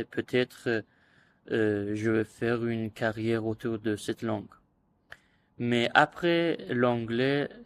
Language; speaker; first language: French; non-native, learner; Azerbaijani